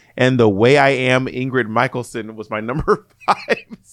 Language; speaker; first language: English; native; English